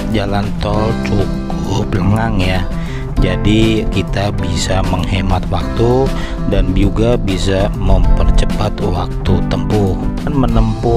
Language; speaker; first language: Indonesian; native; Indonesian